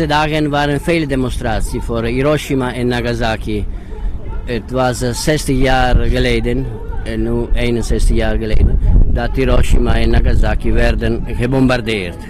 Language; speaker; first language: Dutch; non-native, learner; Italian